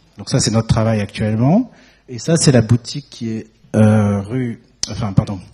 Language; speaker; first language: French; native; French